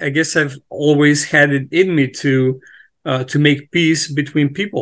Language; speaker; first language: English; non-native, fluent; Macedonian